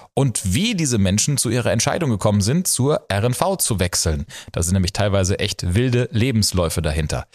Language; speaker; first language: German; native; German